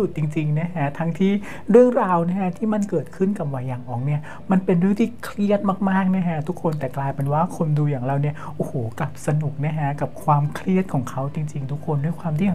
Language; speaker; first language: Thai; native; Thai